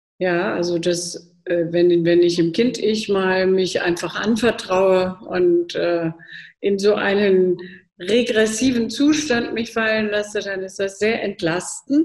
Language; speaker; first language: German; native; German